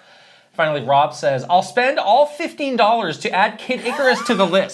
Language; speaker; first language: English; native; English